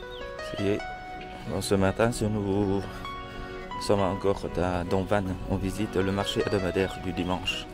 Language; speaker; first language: French; non-native, fluent; Vietnamese